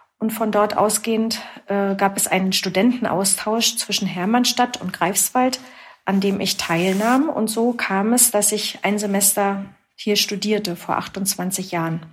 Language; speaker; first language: German; native; German